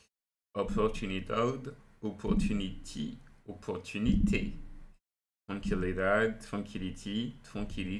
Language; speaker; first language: Spanish; non-native, learner; French